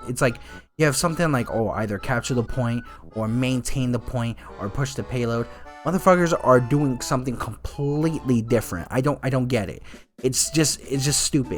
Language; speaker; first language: English; native; English